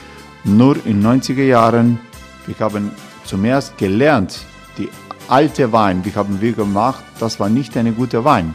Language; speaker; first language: German; non-native, learner; Croatian